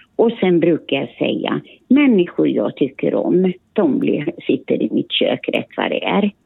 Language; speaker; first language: Swedish; early bilingual, other home language; Finnish